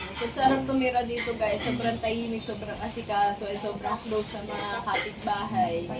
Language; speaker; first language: Filipino; native; Filipino